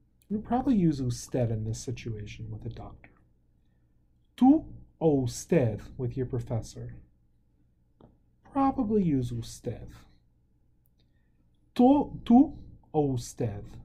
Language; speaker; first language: English; native; English